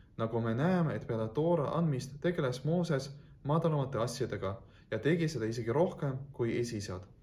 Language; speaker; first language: Estonian; non-native, local second language; Russian